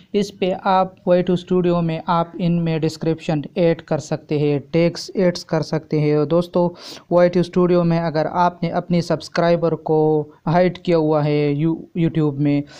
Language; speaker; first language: Urdu; non-native, local second language; Pashto